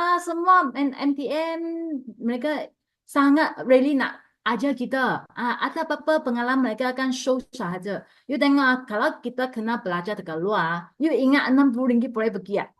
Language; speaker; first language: Malay; non-native, local second language; Chinese